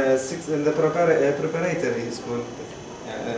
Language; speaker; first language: English; non-native, learner; Arabic